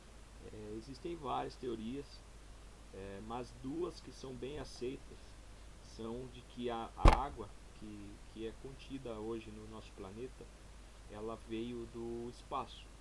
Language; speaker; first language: Portuguese; native; Portuguese